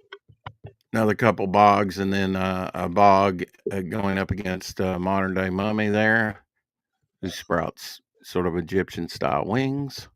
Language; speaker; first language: English; native; English